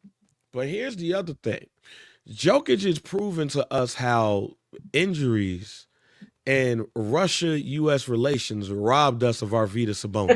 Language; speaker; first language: English; native; English